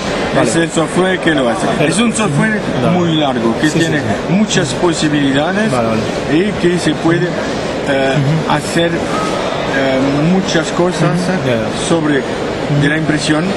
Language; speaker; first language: Spanish; non-native, learner; French